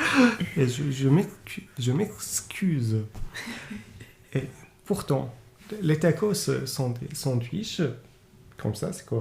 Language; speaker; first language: French; non-native, fluent; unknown